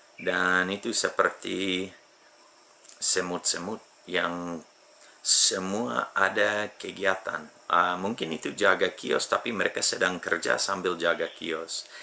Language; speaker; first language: Indonesian; non-native, fluent; English